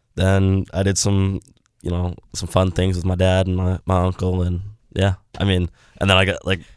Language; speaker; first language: English; native; English